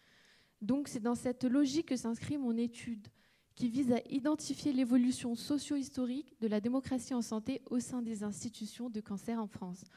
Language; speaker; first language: French; native; French